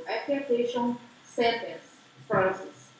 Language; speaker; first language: English; non-native, learner; Portuguese